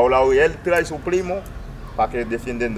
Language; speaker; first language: Spanish; native; Spanish